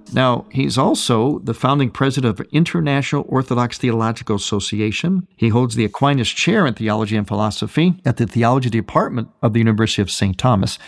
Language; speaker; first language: English; native; English